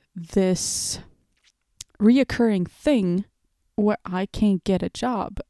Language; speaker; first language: English; early bilingual, other home language; Portuguese